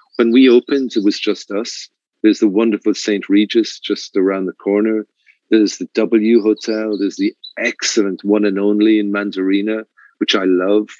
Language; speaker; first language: English; native; English